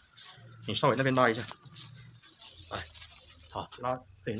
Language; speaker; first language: Chinese; native; Chinese